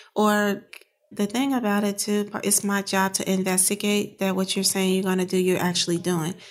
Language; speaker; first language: English; native; English